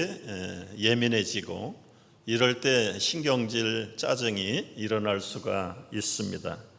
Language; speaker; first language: Korean; native; Korean